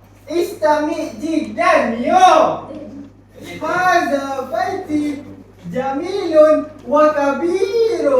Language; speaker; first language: Arabic; non-native, learner; Malay